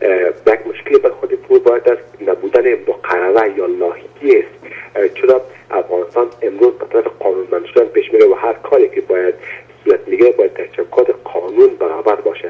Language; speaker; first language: Persian; native; Persian